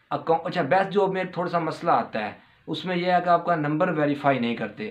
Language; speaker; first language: Urdu; non-native, local second language; Punjabi